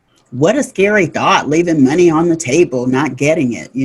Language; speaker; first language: English; native; English